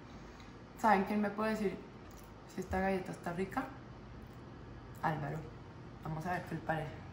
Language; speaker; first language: Spanish; native; Spanish